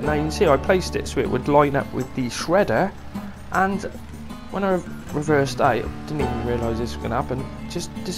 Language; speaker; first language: English; native; English